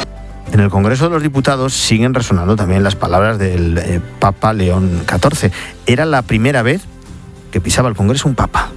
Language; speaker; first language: Spanish; native; Spanish